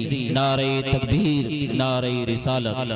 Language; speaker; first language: Hindi; native; Hindi